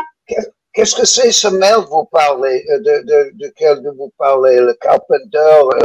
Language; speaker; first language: French; non-native, learner; English